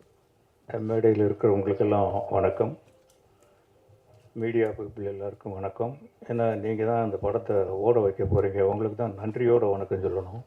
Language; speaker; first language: Tamil; native; Tamil